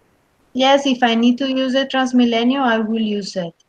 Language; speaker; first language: English; non-native, learner; Spanish